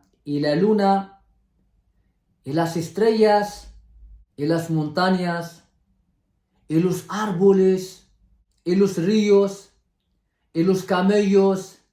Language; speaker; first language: Spanish; non-native, fluent; Arabic